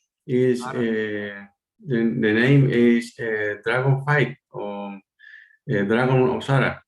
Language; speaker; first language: English; non-native, learner; Spanish